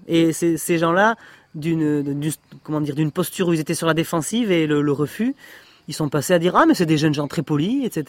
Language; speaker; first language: French; native; French